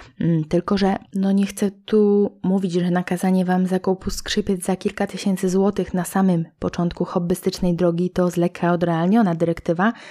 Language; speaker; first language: Polish; native; Polish